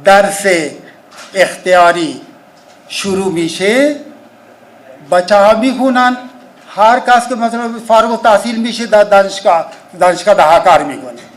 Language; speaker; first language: Persian; non-native, fluent; Urdu